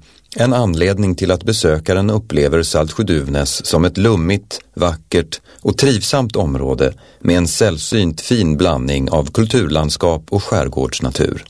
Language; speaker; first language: Swedish; native; Swedish